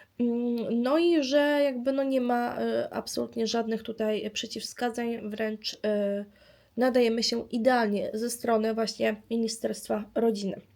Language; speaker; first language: Polish; native; Polish